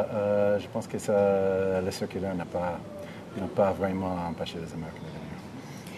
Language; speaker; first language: French; non-native, fluent; English